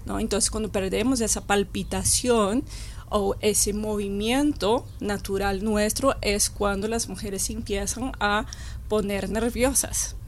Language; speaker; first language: Spanish; non-native, fluent; Portuguese